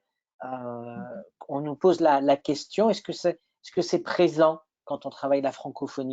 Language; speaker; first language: French; native; French